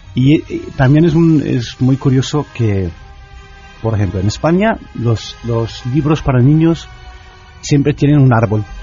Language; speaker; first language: Spanish; non-native, fluent; English